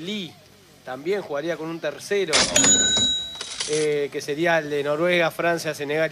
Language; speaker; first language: Spanish; native; Spanish